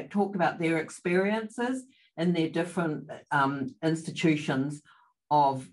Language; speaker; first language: English; native; English